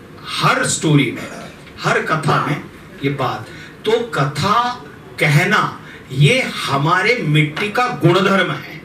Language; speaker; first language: Hindi; native; Hindi